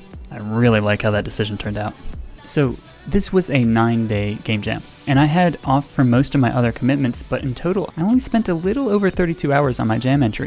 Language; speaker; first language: English; native; English